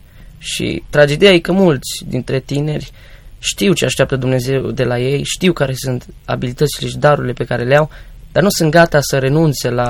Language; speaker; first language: Romanian; native; Romanian